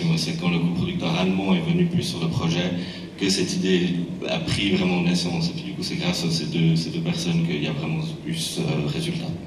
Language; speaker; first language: French; native; French